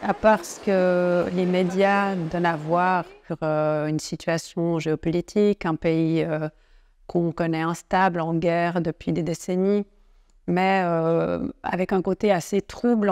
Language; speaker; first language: French; native; French